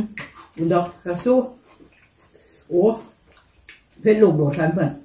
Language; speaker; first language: German; non-native, learner; Thai